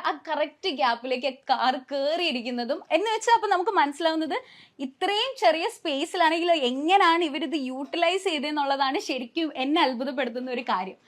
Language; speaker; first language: Malayalam; native; Malayalam